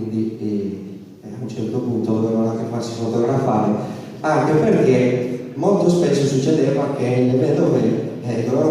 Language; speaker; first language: Italian; native; Italian